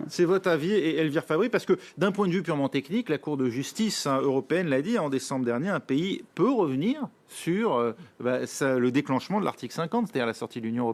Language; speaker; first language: French; native; French